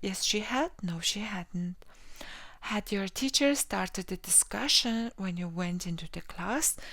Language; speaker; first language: English; non-native, learner; Mongolian